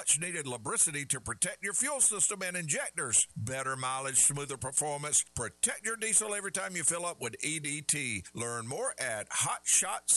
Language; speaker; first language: English; native; English